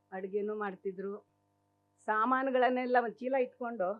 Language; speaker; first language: Kannada; native; Kannada